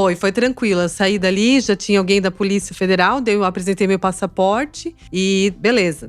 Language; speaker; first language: Portuguese; native; Portuguese